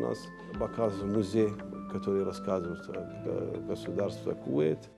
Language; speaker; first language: Russian; non-native, learner; Arabic